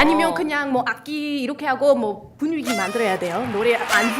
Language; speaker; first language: Korean; non-native, fluent; Spanish